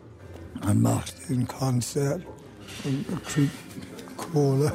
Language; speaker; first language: German; early bilingual, heritage; German